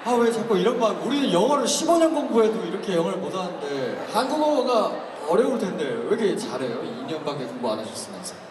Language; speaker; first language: Korean; native; Korean